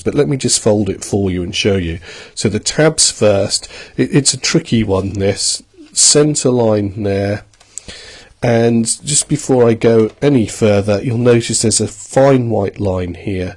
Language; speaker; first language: English; native; English